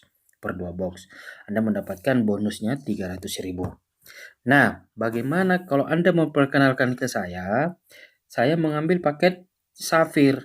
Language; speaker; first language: Indonesian; native; Indonesian